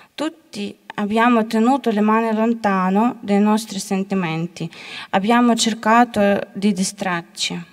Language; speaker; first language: Italian; non-native, learner; Ukrainian